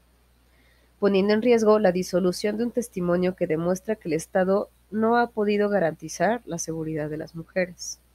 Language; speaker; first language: Spanish; native; Spanish